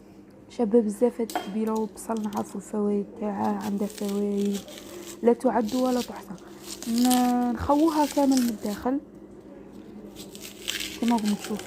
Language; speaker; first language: Arabic; native; Arabic